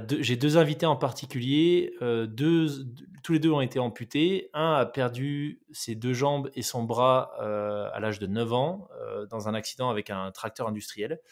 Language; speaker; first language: French; native; French